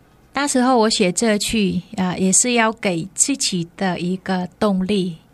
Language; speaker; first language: Chinese; non-native, fluent; Vietnamese